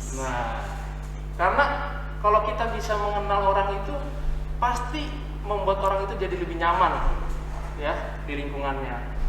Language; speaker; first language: Indonesian; native; Indonesian